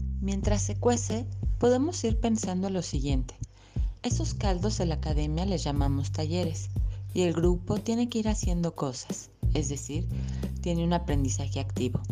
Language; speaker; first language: Spanish; native; Spanish